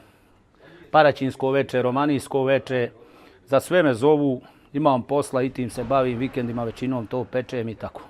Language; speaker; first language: Bosnian; native; Bosnian